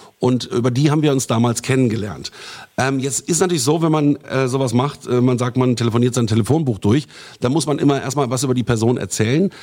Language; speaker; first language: German; native; German